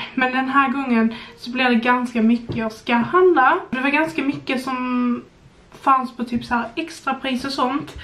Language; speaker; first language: Swedish; native; Swedish